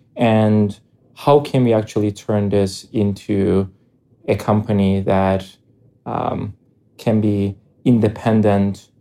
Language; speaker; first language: English; non-native, fluent; Greek